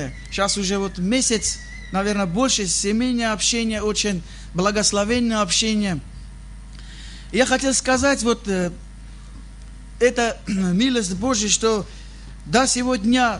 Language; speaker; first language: Russian; non-native, fluent; Armenian